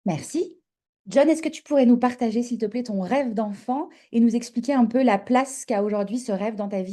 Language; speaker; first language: French; native; French